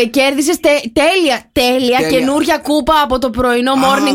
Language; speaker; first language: Greek; native; Greek